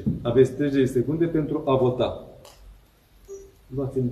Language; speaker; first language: Romanian; native; Romanian